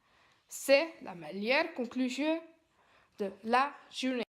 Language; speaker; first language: French; non-native, learner; Dutch